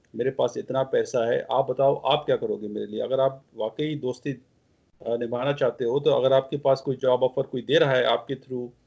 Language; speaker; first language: Hindi; non-native, local second language; Punjabi